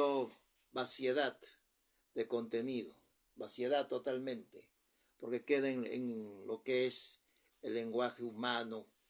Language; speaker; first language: Spanish; native; Spanish